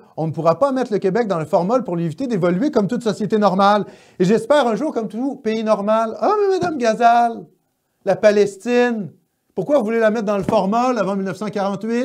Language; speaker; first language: French; native; French